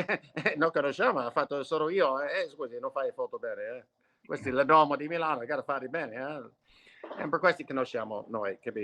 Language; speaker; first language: Italian; non-native, learner; English